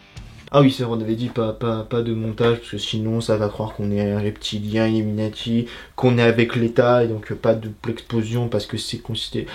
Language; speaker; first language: French; native; French